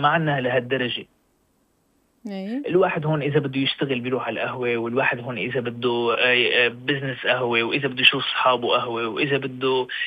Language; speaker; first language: Arabic; native; Arabic